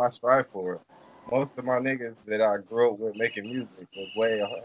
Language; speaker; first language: English; native; English